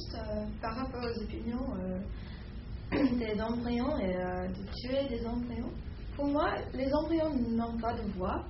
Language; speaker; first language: French; non-native, fluent; English